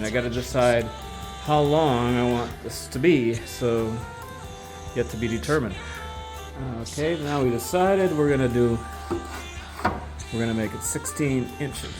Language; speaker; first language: English; native; English